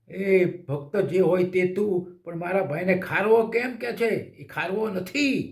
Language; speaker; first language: Gujarati; native; Gujarati